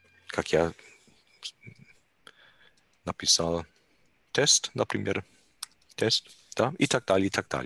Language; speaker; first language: Russian; non-native, learner; German